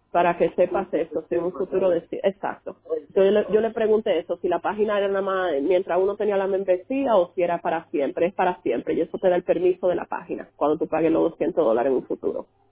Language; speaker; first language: Spanish; early bilingual, heritage; Spanish